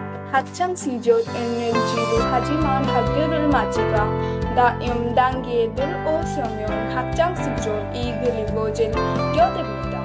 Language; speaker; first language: Korean; non-native, learner; Hindi